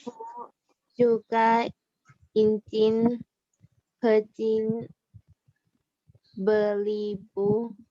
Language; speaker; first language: Indonesian; non-native, learner; Thai